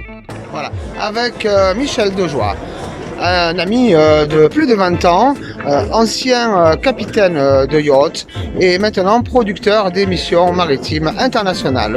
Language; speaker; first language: French; native; French